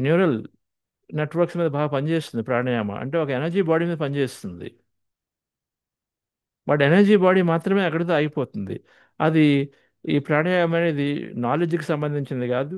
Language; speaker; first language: Telugu; native; Telugu